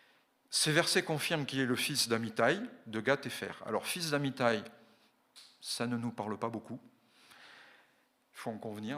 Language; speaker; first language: French; native; French